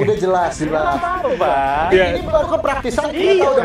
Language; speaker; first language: Indonesian; native; Indonesian